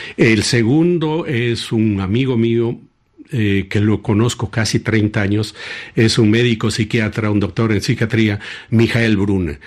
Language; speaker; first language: Spanish; native; Spanish